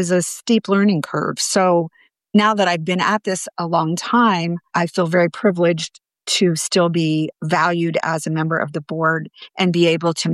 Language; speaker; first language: English; native; English